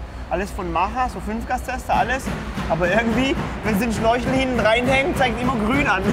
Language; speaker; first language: German; early bilingual, other home language; Polish